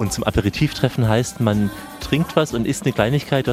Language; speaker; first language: German; native; German